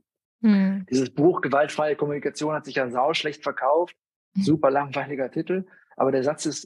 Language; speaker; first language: German; native; German